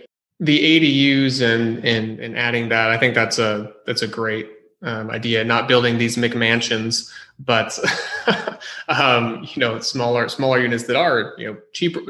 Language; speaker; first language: English; native; English